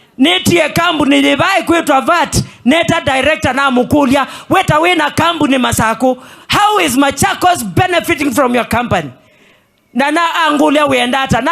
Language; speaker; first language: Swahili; non-native, local second language; Kamba